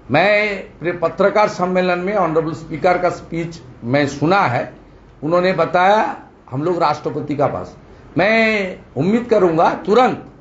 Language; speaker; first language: Hindi; non-native, local second language; Bangla